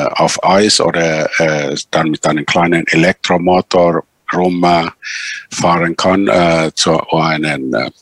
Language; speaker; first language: German; non-native, fluent; Finnish